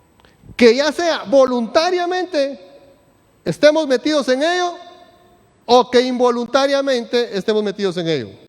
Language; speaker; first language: Spanish; native; Spanish